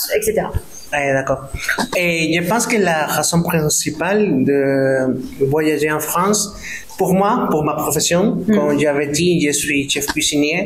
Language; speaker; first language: French; non-native, fluent; Spanish